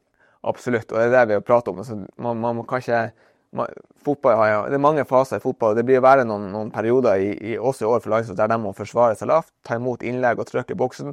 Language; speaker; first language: Norwegian; native; Norwegian